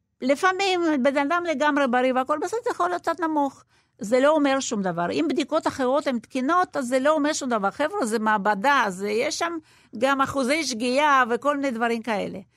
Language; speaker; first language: Hebrew; non-native, fluent; Russian